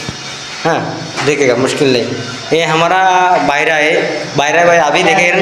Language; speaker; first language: Hindi; non-native, learner; Bangla